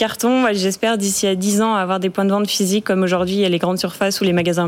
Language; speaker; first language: French; native; French